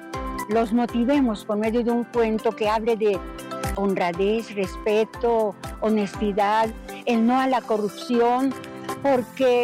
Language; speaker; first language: Spanish; native; Spanish